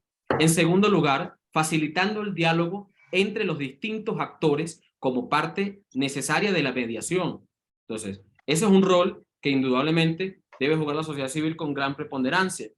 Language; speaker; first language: Spanish; native; Spanish